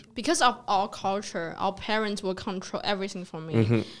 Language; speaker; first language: English; non-native, fluent; Chinese